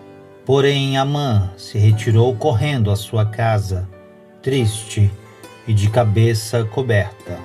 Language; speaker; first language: Portuguese; native; Portuguese